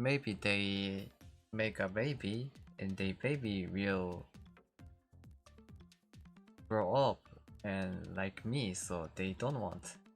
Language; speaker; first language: English; non-native, learner; Korean